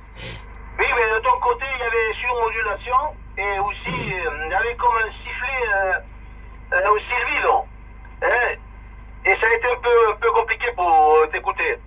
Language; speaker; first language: French; early bilingual, other home language; Spanish